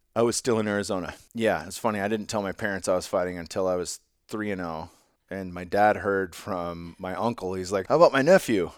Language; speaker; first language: English; native; English